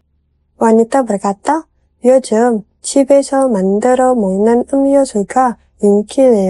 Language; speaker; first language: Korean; non-native, fluent; Indonesian